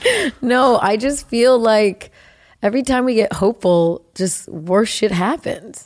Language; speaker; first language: English; early bilingual, other home language; Spanish